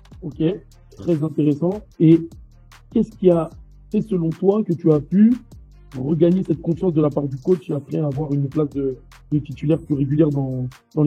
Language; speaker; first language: French; native; French